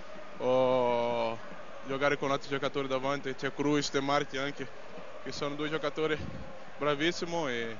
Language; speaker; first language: Italian; non-native, learner; Portuguese